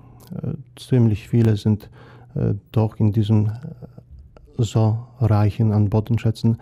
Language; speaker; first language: German; non-native, fluent; Polish